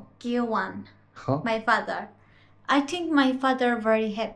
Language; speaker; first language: English; non-native, learner; Georgian